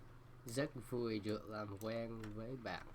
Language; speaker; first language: Vietnamese; non-native, learner; English